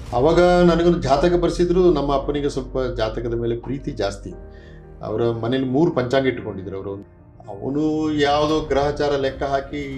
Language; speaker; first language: Kannada; native; Kannada